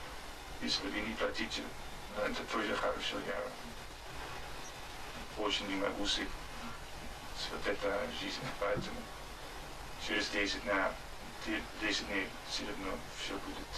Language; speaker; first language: Russian; non-native, learner; Dutch